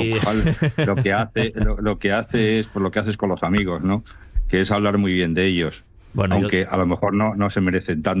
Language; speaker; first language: Spanish; native; Spanish